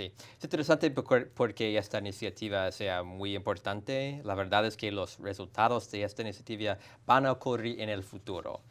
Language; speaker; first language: Spanish; non-native, fluent; English